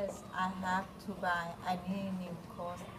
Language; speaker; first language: English; non-native, learner; Thai